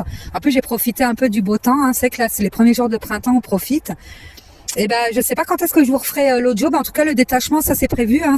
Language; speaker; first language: French; native; French